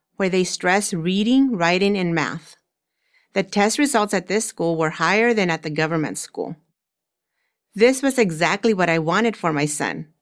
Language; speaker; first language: English; early bilingual, other home language; Spanish